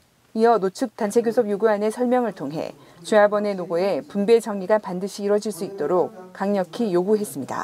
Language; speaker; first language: Korean; native; Korean